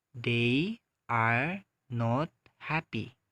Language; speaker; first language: English; non-native, fluent; Indonesian